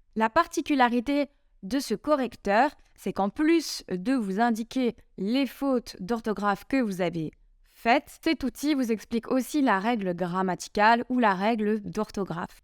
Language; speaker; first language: French; native; French